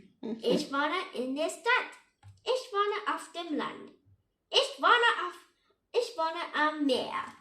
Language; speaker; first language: German; non-native, learner; Vietnamese